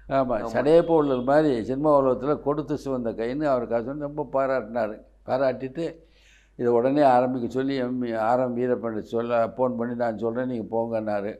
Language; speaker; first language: Tamil; native; Tamil